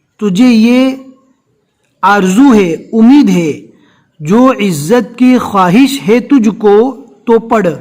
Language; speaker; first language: Urdu; non-native, local second language; Gujarati